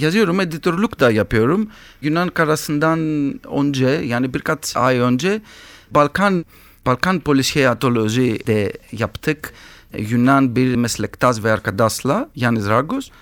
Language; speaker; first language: Turkish; non-native, learner; Greek